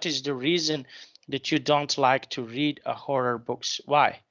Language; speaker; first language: English; non-native, fluent; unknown